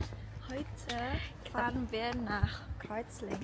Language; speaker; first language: German; non-native, learner; Indonesian